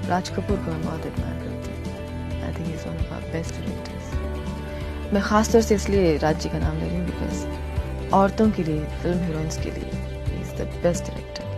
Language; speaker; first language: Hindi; non-native, local second language; Tamil